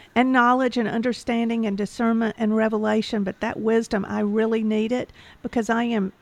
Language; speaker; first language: English; native; English